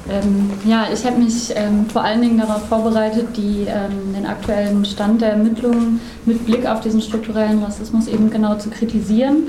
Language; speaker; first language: German; native; German